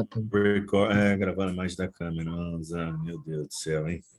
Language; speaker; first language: Portuguese; native; Portuguese